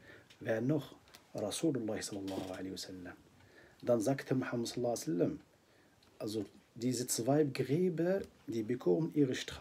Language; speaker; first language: German; non-native, fluent; Arabic